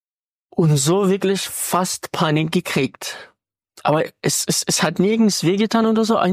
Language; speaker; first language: German; non-native, fluent; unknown